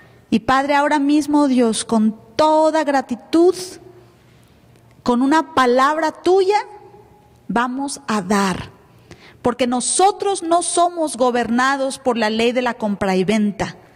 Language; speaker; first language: Spanish; native; Spanish